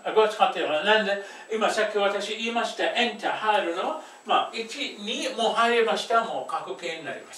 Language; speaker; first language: Japanese; non-native, fluent; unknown